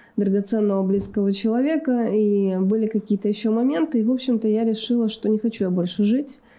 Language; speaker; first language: Russian; native; Russian